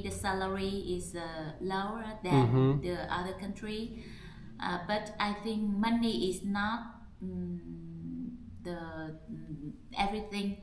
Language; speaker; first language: English; non-native, learner; Vietnamese